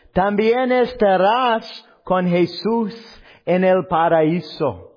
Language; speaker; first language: Spanish; non-native, learner; English